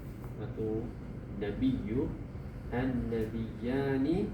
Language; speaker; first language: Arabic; non-native, fluent; Malay